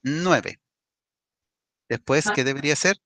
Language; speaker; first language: Spanish; native; Spanish